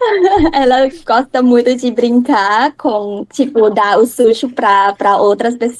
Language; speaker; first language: Portuguese; non-native, learner; Thai